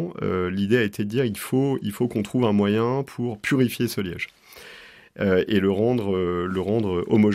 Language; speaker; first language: French; native; French